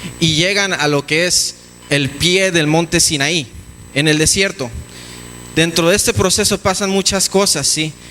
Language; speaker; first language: Spanish; early bilingual, heritage; Spanish